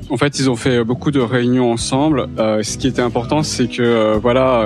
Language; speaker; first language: French; native; French